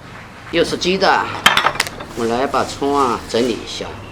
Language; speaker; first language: Chinese; native; Chinese